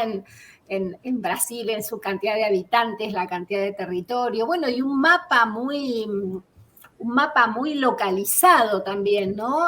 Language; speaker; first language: Spanish; native; Spanish